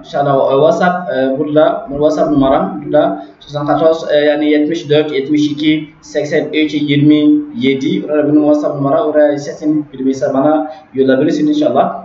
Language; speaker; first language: Turkish; non-native, learner; French